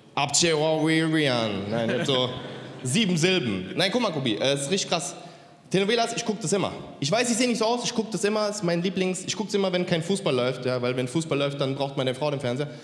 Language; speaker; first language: German; native; German